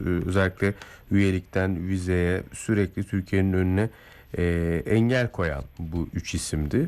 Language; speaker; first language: Turkish; native; Turkish